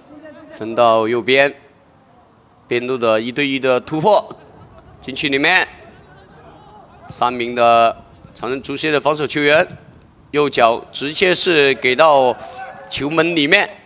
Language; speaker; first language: Chinese; native; Chinese